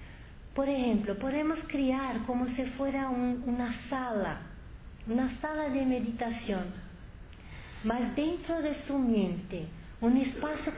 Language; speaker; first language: Spanish; non-native, fluent; Portuguese